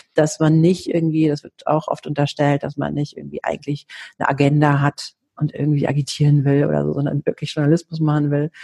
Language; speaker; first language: German; early bilingual, heritage; Greek